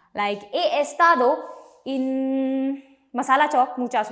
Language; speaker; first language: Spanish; non-native, fluent; Hindi